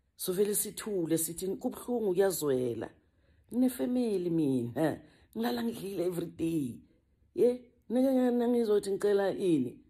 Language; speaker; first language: Zulu; native; Zulu